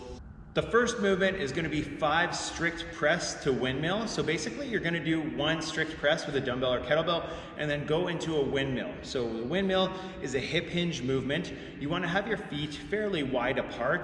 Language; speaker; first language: English; native; English